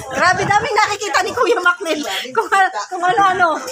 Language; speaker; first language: Filipino; native; Filipino